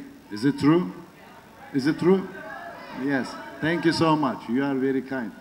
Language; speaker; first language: English; non-native, learner; Turkish